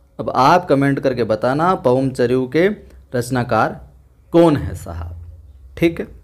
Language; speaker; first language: Hindi; native; Hindi